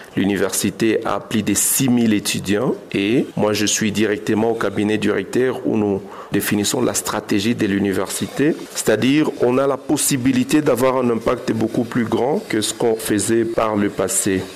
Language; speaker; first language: French; non-native, local second language; Swahili